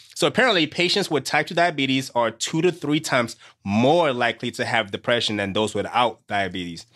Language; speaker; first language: English; native; English